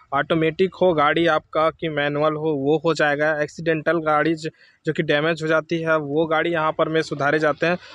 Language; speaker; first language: Hindi; native; Hindi